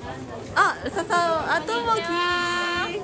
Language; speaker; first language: Japanese; native; Japanese